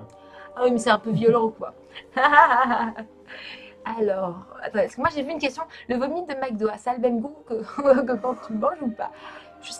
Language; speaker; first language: French; native; French